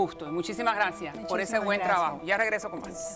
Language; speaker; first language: Spanish; native; Spanish